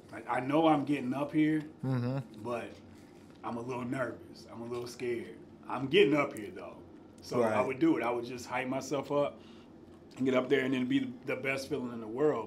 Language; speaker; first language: English; native; English